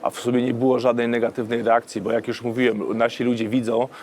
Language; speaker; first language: Polish; early bilingual, other home language; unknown